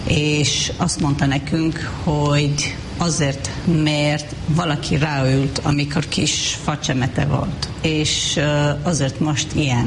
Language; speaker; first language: Hungarian; non-native, fluent; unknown